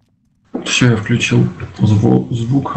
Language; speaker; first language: Russian; native; Russian